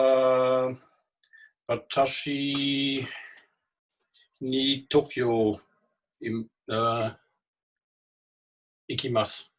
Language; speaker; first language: Japanese; non-native, learner; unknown